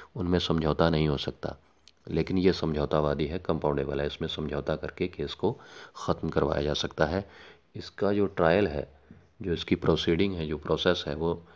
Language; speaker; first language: Hindi; non-native, local second language; Punjabi